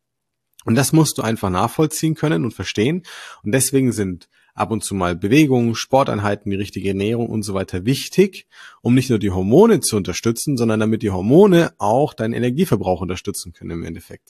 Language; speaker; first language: German; native; German